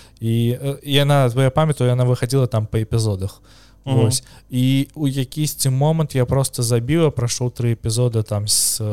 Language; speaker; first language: Belarusian; non-native, local second language; Russian